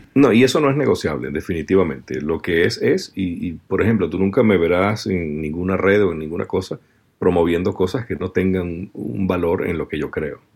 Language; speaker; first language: Spanish; native; Spanish